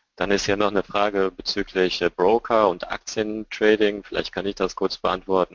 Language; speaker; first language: German; native; German